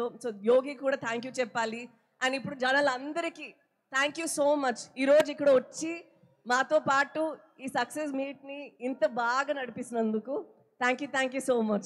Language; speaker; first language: Telugu; non-native, local second language; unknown